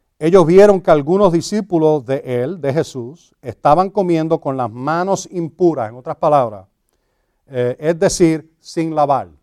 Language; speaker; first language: Spanish; early bilingual, heritage; Spanish